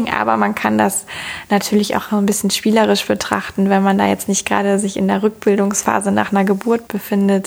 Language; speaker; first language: German; native; German